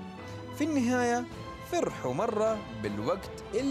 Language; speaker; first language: Arabic; native; Arabic